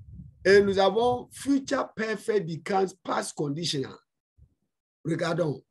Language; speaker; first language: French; non-native, fluent; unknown